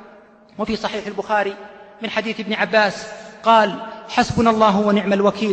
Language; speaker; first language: Arabic; native; Arabic